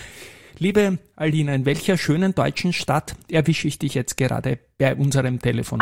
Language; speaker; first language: German; native; German